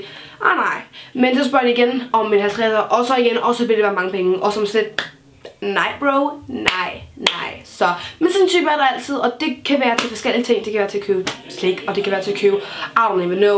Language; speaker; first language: Danish; native; Danish